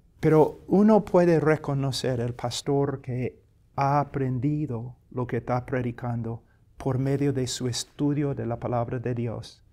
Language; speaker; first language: Spanish; non-native, fluent; English